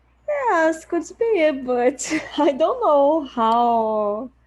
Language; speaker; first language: English; non-native, learner; Portuguese